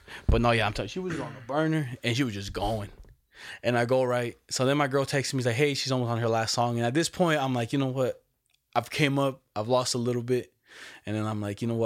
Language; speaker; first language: English; native; English